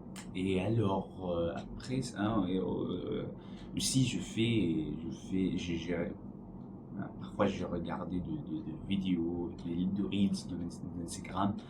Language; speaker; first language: French; non-native, learner; Arabic